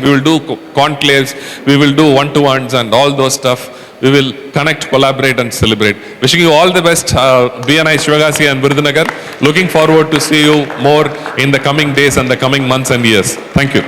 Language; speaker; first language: English; non-native, local second language; Tamil